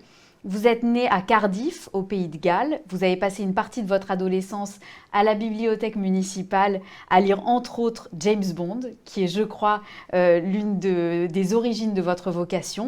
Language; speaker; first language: French; native; French